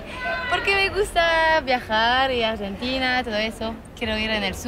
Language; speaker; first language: Spanish; non-native, learner; French